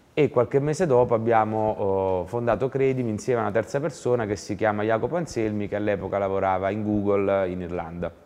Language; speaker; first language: Italian; native; Italian